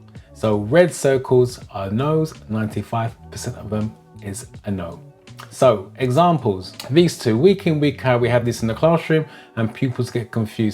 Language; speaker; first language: English; native; English